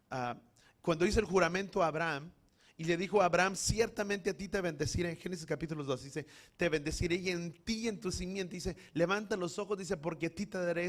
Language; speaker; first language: Spanish; native; Spanish